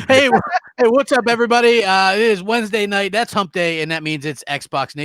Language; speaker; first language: English; native; English